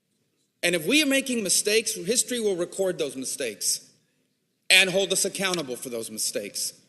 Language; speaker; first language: English; native; English